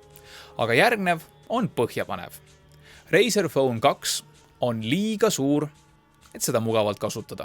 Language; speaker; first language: Estonian; native; Estonian